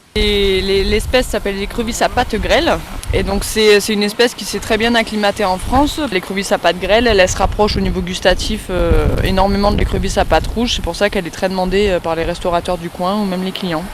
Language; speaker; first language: French; native; French